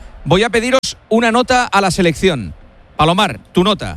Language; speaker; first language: Spanish; native; Spanish